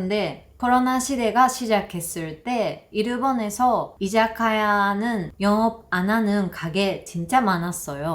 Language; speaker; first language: Korean; non-native, learner; Japanese